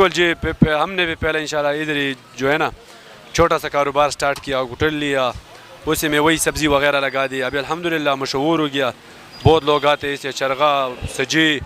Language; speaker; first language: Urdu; non-native, local second language; Pashto